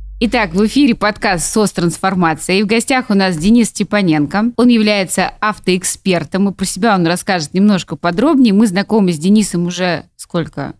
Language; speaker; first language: Russian; native; Russian